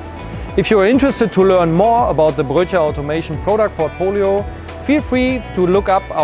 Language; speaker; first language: English; non-native, fluent; German